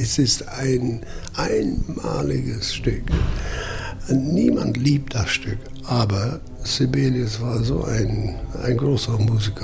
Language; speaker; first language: German; non-native, fluent; English